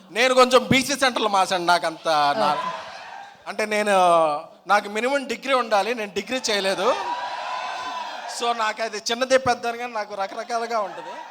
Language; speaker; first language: Telugu; native; Telugu